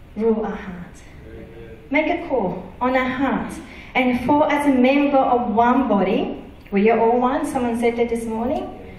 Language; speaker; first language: English; non-native, fluent; Japanese